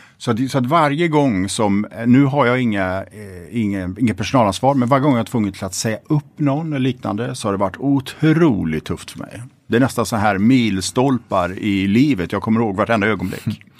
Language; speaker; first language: Swedish; native; Swedish